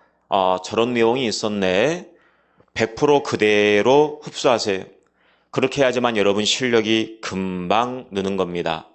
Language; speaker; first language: Korean; native; Korean